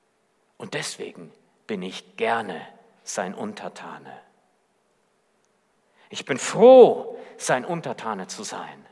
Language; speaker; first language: German; native; German